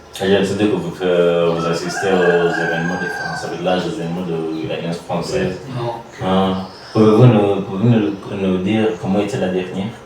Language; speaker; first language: French; non-native, learner; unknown